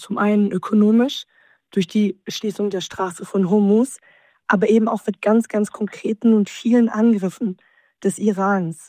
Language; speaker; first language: German; native; German